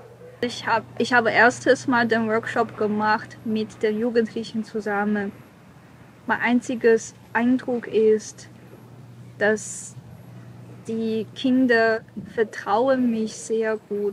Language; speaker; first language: German; non-native, learner; Chinese